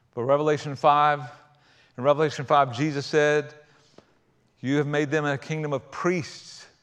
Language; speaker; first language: English; native; English